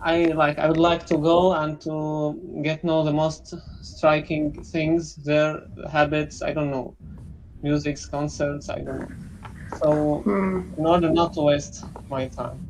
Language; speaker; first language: English; non-native, learner; Arabic